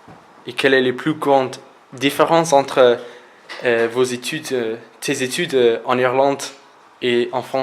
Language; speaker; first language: French; non-native, learner; English